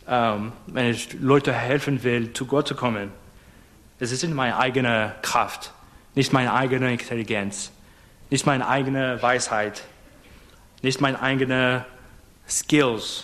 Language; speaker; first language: German; non-native, fluent; English